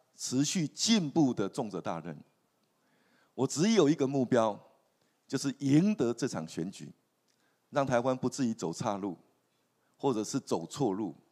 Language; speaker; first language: Chinese; native; Chinese